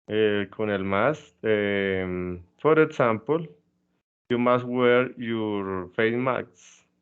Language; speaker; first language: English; non-native, fluent; Spanish